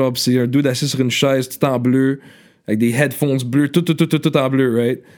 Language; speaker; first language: French; native; French